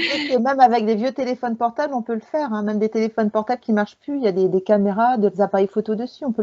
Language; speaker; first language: French; native; French